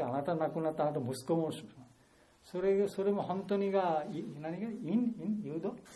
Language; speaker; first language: Japanese; non-native, learner; Bangla